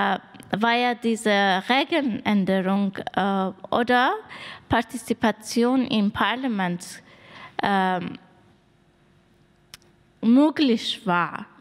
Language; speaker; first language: German; non-native, learner; Persian